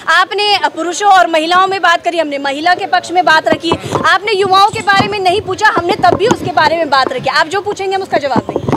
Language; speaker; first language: Hindi; native; Hindi